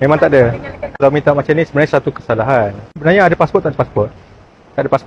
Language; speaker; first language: Malay; native; Malay